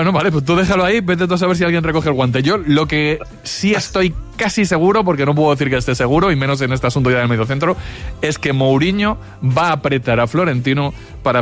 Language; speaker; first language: Spanish; native; Spanish